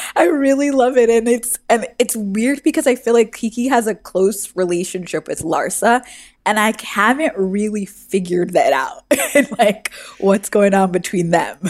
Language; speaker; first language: English; native; English